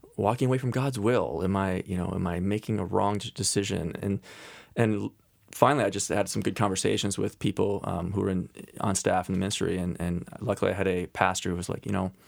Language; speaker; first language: English; native; English